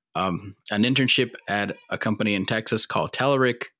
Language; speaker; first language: English; non-native, fluent; Portuguese